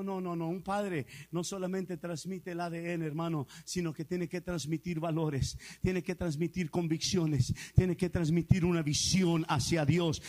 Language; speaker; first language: Spanish; early bilingual, heritage; Spanish